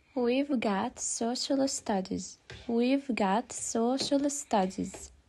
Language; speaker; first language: English; non-native, fluent; Arabic